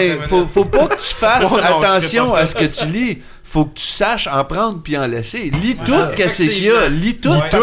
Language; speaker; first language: French; native; French